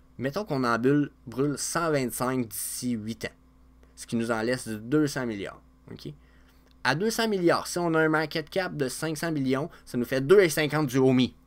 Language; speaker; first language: French; native; French